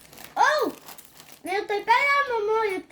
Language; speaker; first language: French; native; French